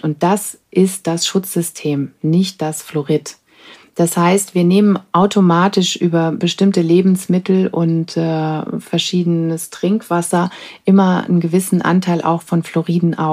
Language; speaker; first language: German; native; German